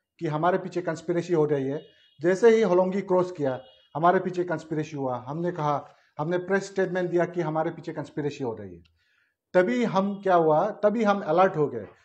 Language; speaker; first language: Hindi; non-native, local second language; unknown